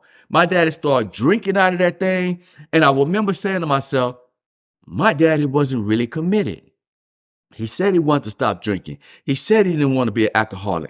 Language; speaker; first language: English; native; English